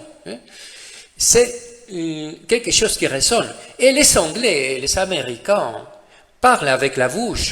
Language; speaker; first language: French; non-native, fluent; Spanish